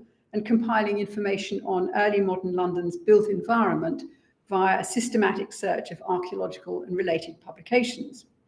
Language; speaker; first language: English; native; English